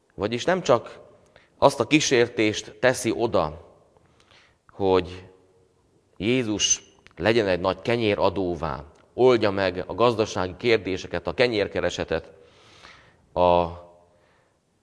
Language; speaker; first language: Hungarian; native; Hungarian